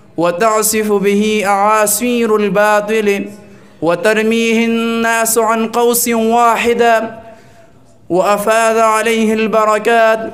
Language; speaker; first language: Arabic; non-native, fluent; Urdu